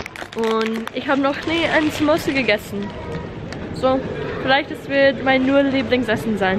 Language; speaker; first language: German; non-native, learner; English